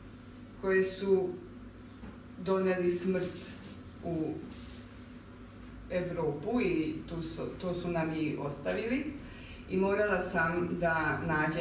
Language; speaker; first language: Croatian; non-native, local second language; Hungarian